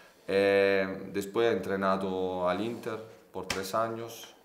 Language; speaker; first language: Spanish; non-native, fluent; Italian